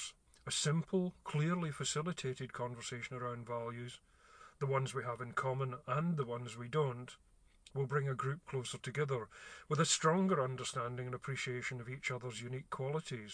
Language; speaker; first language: English; native; English